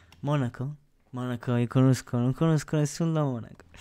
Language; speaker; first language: Italian; native; Italian